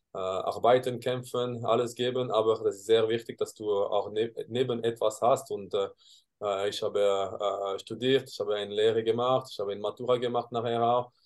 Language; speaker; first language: German; non-native, local second language; French